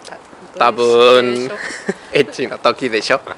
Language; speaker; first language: Japanese; non-native, fluent; Spanish